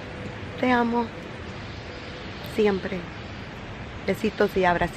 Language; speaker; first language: Spanish; non-native, learner; English